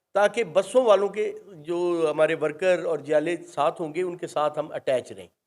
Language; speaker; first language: Urdu; non-native, local second language; Punjabi